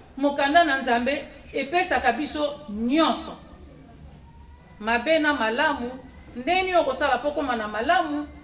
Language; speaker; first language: Lingala; non-native, local second language; Kongo